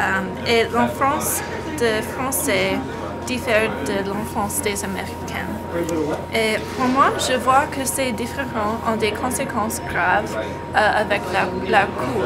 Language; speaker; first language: French; non-native, learner; English